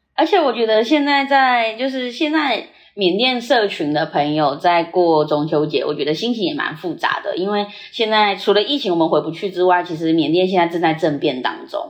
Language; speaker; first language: Chinese; early bilingual, heritage; Chinese